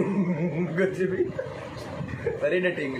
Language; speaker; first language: English; non-native, local second language; Hindi